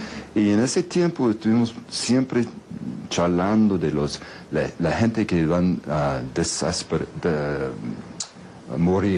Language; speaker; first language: Spanish; non-native, fluent; English